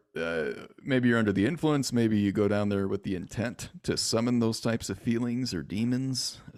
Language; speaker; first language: English; native; English